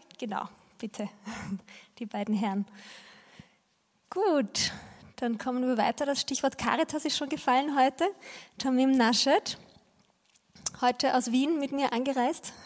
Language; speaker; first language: German; native; German